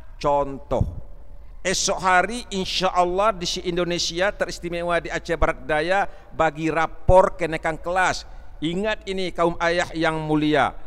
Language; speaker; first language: Malay; non-native, local second language; Achinese